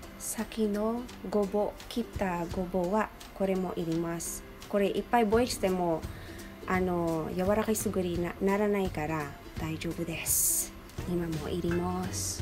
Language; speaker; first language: Japanese; non-native, fluent; Filipino